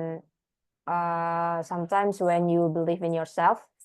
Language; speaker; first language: English; non-native, learner; Indonesian